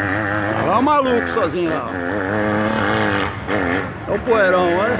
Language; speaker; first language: Portuguese; native; Portuguese